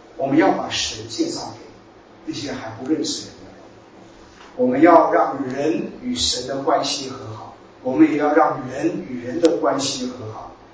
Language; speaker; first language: Chinese; native; Chinese